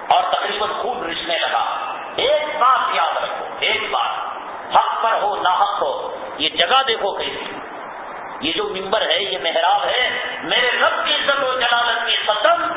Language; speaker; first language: Urdu; native; Urdu